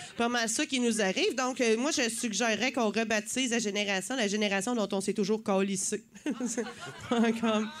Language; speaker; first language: French; native; French